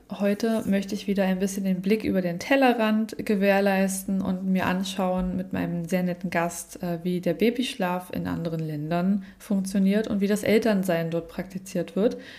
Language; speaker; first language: German; native; German